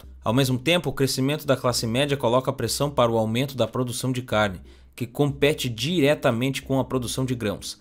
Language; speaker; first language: Portuguese; native; Portuguese